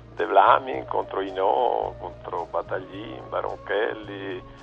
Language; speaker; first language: Italian; native; Italian